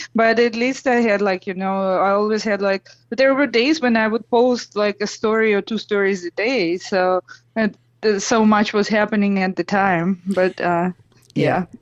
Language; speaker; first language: English; non-native, fluent; Russian